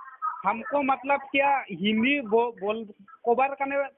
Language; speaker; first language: Hindi; non-native, local second language; Assamese